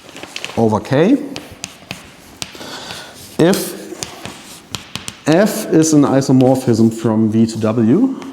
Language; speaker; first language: English; non-native, fluent; German